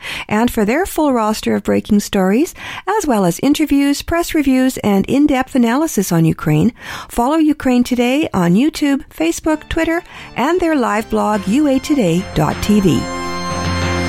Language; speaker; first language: English; early bilingual, other home language; Ukrainian